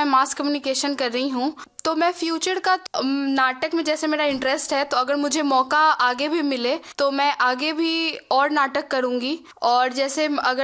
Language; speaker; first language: Hindi; non-native, local second language; Maithili